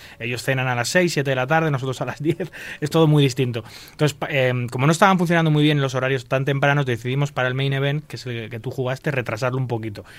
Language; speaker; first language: Spanish; native; Spanish